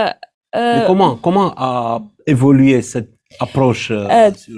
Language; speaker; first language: French; non-native, fluent; Romanian